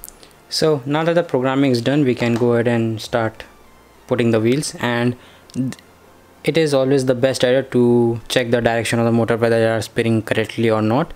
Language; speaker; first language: English; non-native, local second language; Hindi